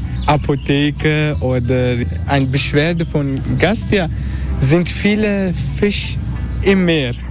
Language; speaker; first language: German; non-native, learner; Turkish